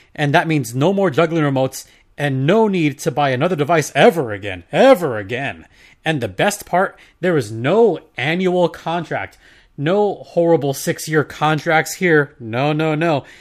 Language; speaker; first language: English; native; English